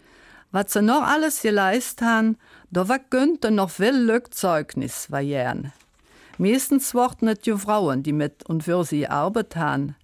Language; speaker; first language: German; native; German